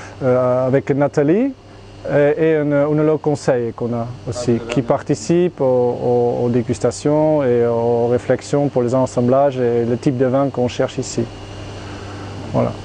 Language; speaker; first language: French; non-native, fluent; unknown